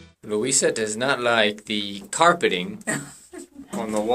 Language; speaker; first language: English; native; English